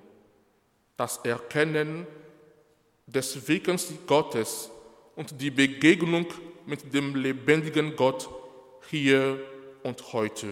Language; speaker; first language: German; non-native, fluent; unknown